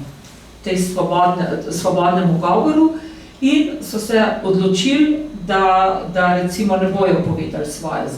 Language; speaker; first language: Slovenian; native; Slovenian